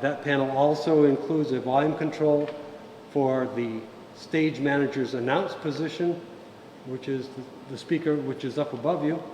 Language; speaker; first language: English; native; English